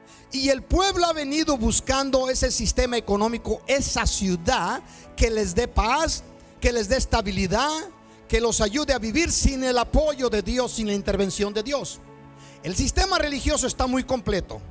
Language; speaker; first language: Spanish; native; Spanish